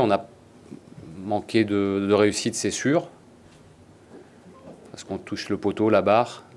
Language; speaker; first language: French; native; French